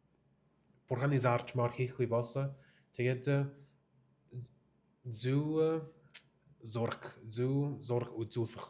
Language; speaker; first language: Mongolian; non-native, learner; English